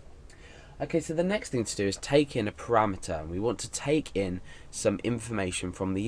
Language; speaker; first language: English; native; English